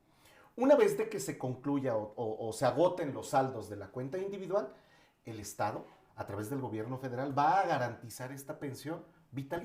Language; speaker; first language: Spanish; native; Spanish